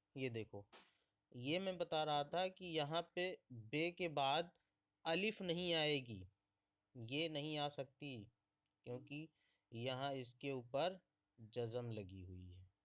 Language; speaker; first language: Hindi; native; Hindi